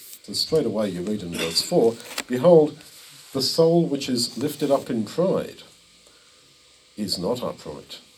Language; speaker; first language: English; native; English